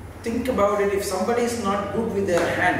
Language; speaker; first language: English; non-native, local second language; Tamil